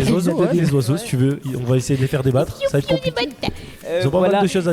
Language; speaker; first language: French; native; French